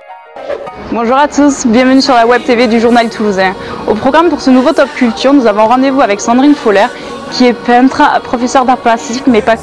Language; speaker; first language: French; native; French